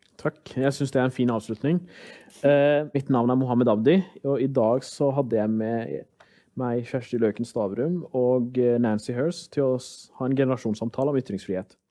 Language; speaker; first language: Norwegian; early bilingual, other home language; Somali